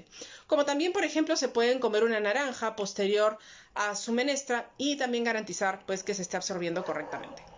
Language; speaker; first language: Spanish; native; Spanish